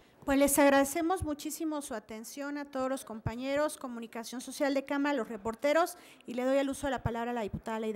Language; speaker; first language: Spanish; native; Spanish